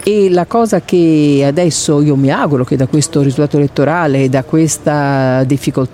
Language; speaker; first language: Italian; native; Italian